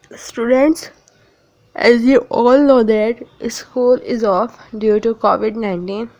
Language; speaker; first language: English; non-native, local second language; Urdu